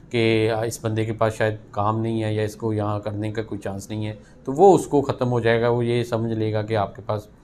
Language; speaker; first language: Urdu; non-native, local second language; Punjabi